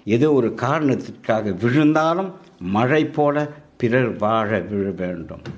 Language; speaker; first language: Tamil; early bilingual, heritage; Tamil